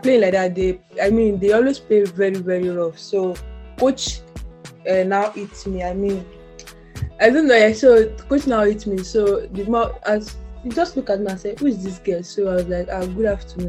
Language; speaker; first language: English; non-native, local second language; Yoruba